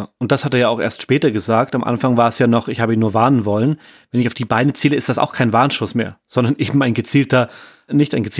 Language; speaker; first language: German; native; German